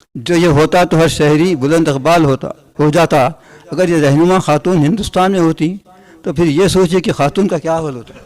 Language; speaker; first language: Urdu; native; Urdu